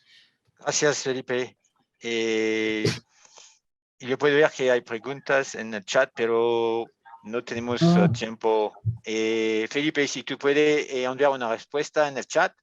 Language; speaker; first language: Spanish; non-native, learner; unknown